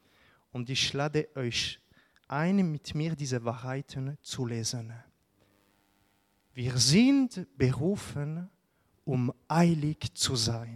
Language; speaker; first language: German; non-native, local second language; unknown